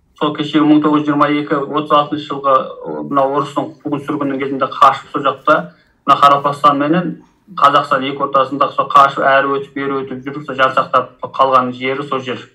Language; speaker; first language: Kazakh; early bilingual, heritage; Kazakh